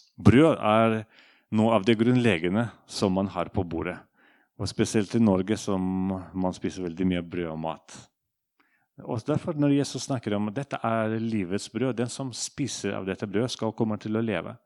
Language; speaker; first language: Norwegian; non-native, fluent; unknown